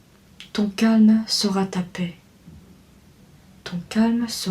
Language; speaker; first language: French; native; French